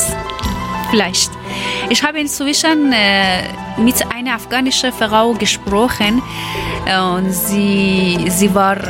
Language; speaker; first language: German; non-native, learner; Persian